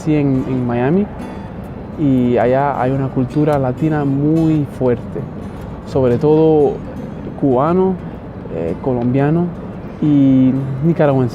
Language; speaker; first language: Spanish; early bilingual, heritage; Spanish